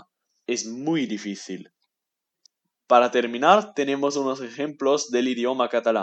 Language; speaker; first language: Spanish; non-native, learner; German